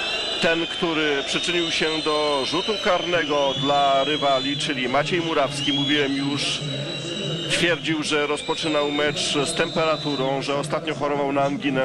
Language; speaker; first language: Polish; native; Polish